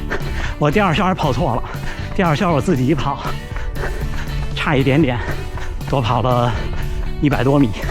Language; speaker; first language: Chinese; native; Chinese